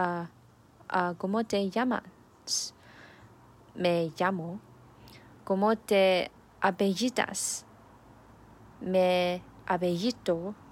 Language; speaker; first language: Spanish; non-native, learner; Chinese